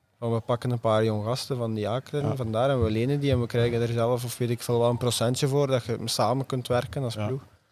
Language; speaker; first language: Dutch; native; Dutch